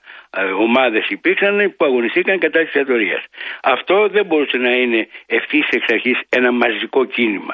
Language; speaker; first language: Greek; native; Greek